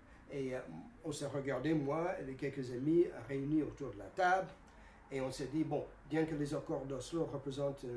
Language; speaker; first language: French; non-native, fluent; English